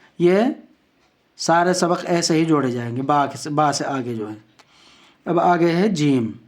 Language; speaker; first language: Urdu; native; Urdu